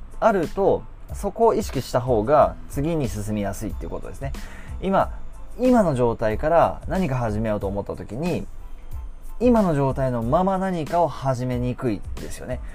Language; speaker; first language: Japanese; native; Japanese